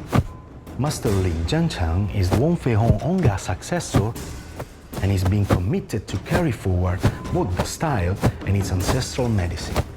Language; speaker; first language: English; non-native, fluent; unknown